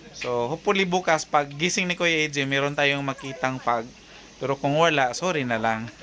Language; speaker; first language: Filipino; non-native, local second language; Cebuano